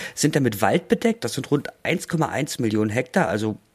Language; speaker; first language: German; native; German